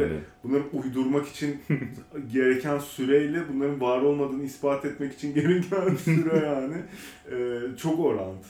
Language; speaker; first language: Turkish; native; Turkish